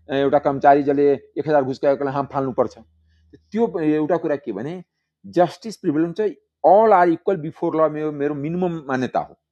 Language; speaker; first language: Nepali; non-native, local second language; Maithili